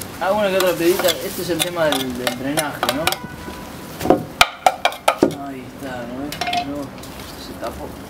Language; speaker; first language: Spanish; native; Spanish